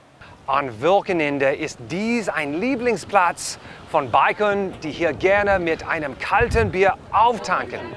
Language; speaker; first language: German; non-native, learner; English